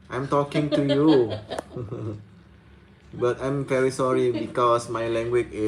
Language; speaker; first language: English; non-native, learner; Indonesian